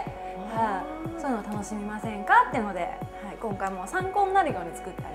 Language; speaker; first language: Japanese; native; Japanese